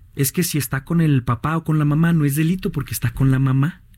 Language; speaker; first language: Spanish; native; Spanish